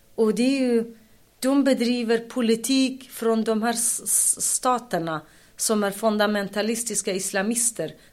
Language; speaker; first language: Swedish; non-native, fluent; Kurdish